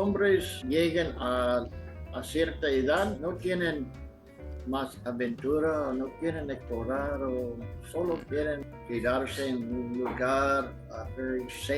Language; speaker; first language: Spanish; non-native, fluent; English